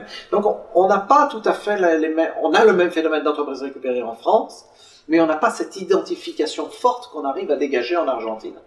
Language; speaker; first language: French; native; French